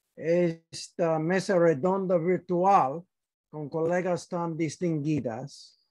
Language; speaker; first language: Spanish; non-native, fluent; English